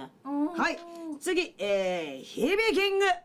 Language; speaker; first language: Japanese; native; Japanese